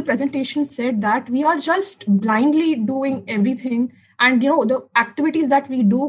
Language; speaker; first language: English; non-native, local second language; Hindi